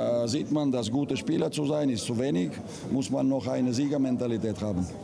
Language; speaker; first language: German; non-native, learner; Russian